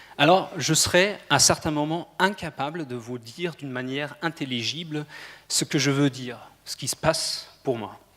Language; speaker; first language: French; non-native, fluent; German